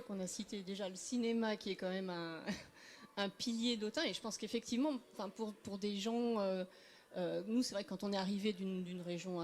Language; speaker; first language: French; native; French